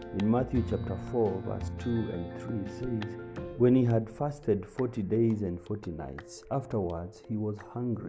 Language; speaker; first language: English; non-native, local second language; Kamba